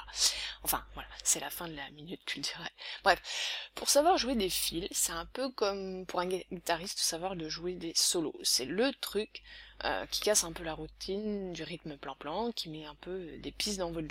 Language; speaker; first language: French; native; French